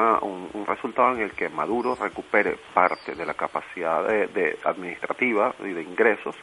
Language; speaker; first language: Spanish; native; Spanish